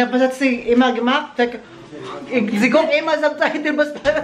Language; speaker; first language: German; non-native, learner; Filipino